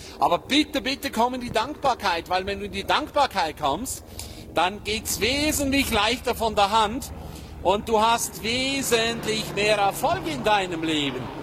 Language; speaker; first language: German; native; German